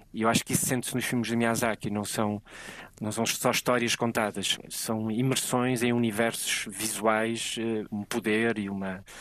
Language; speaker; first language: Portuguese; native; Portuguese